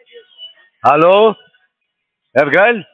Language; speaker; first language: German; non-native, learner; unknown